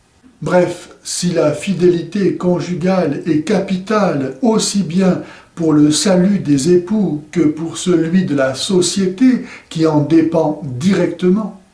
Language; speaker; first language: French; native; French